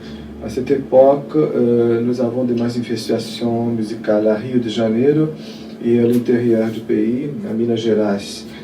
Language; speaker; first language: French; non-native, fluent; Portuguese